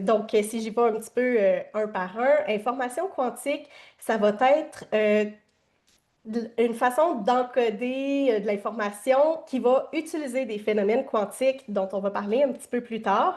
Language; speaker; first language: French; native; French